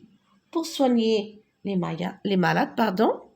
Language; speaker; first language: French; non-native, local second language; Arabic